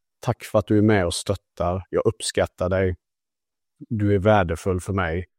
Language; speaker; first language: Swedish; early bilingual, other home language; Italian